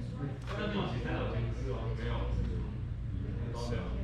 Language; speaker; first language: Chinese; non-native, learner; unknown